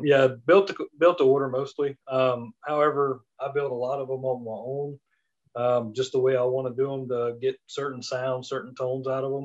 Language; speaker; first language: English; native; English